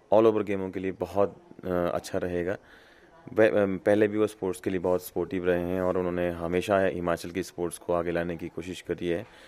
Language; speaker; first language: Hindi; native; Hindi